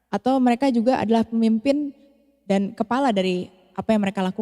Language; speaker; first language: Indonesian; native; Indonesian